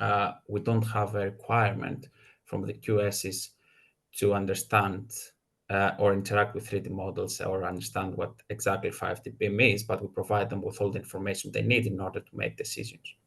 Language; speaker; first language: English; non-native, fluent; Greek